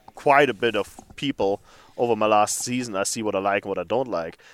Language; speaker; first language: English; non-native, fluent; German